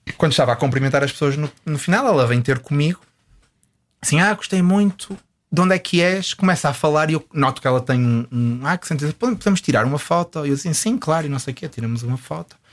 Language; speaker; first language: Portuguese; native; Portuguese